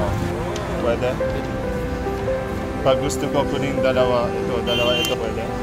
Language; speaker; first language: Filipino; non-native, learner; Arabic